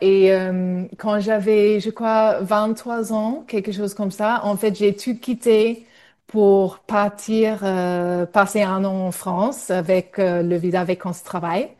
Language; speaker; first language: French; non-native, fluent; English